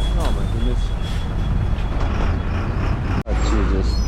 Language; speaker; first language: English; non-native, fluent; Korean